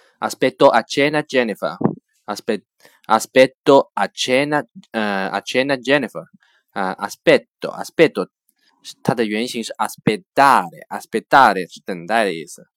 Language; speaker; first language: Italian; non-native, fluent; Chinese